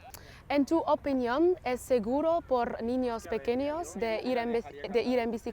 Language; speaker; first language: Spanish; non-native, learner; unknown